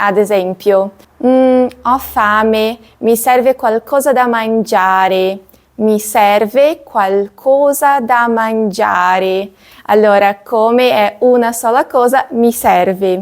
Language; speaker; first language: Italian; non-native, fluent; Portuguese